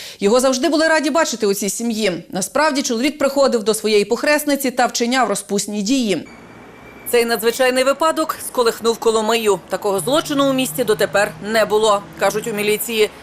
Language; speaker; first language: Ukrainian; native; Ukrainian